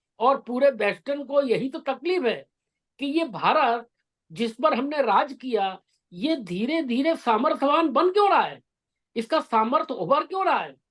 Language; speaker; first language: Hindi; native; Hindi